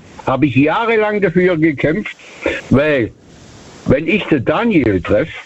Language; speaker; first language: German; native; German